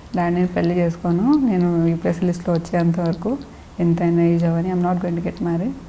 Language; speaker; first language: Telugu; non-native, local second language; Lambadi